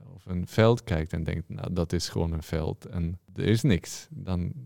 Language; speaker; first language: Dutch; non-native, fluent; Norwegian